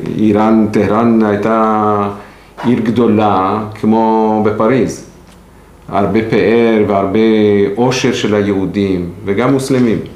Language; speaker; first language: Hebrew; non-native, fluent; Persian